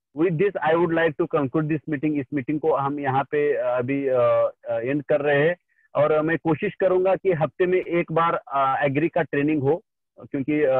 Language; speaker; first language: Hindi; non-native, local second language; Marathi